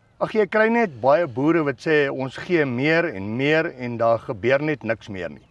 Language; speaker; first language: Afrikaans; native; Afrikaans